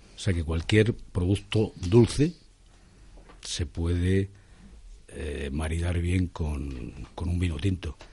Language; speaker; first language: Spanish; native; Spanish